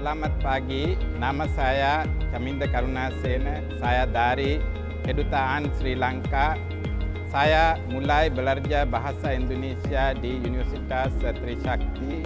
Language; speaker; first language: Indonesian; non-native, learner; Sinhala